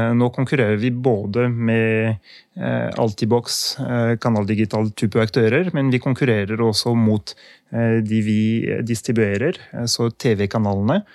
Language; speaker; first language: Norwegian; non-native, fluent; French